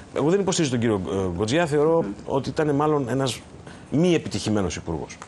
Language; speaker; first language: Greek; native; Greek